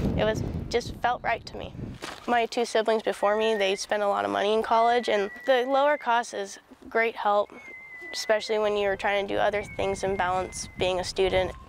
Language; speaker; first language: English; native; English